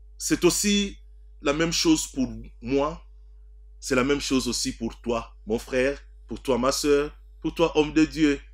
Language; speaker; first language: French; non-native, local second language; Swahili